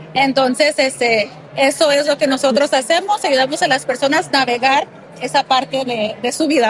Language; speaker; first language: Spanish; early bilingual, heritage; Spanish